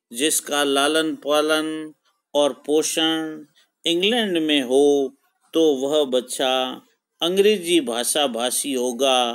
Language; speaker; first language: Hindi; native; Hindi